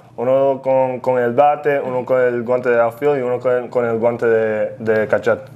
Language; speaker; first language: Spanish; early bilingual, heritage; Spanish